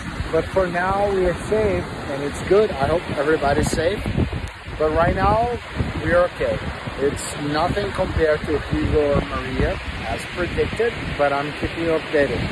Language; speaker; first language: English; non-native, fluent; Portuguese